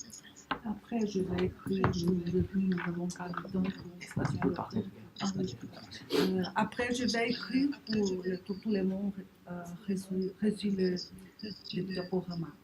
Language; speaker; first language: French; non-native, learner; Portuguese